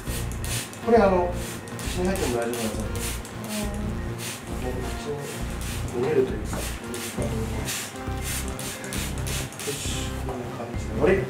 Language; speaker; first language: Japanese; native; Japanese